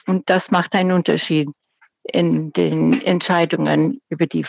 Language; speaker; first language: German; non-native, fluent; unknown